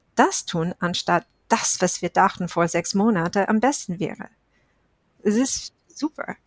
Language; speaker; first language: German; non-native, fluent; English